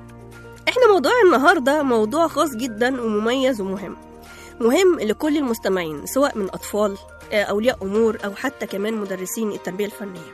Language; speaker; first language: Arabic; native; Arabic